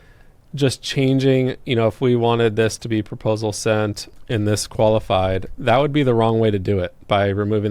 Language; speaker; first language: English; native; English